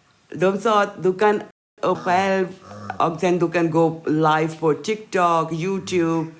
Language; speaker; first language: Swedish; non-native, learner; Urdu